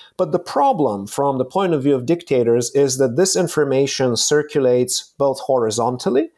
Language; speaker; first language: English; non-native, fluent; Bulgarian